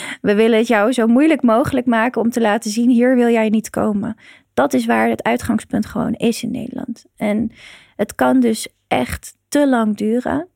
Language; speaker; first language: Dutch; early bilingual, other home language; Persian